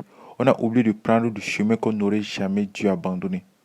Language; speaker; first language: French; native; French